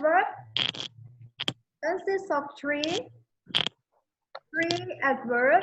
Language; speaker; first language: English; non-native, fluent; Indonesian